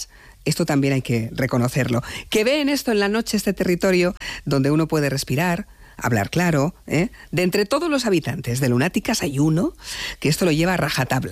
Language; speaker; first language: Spanish; native; Spanish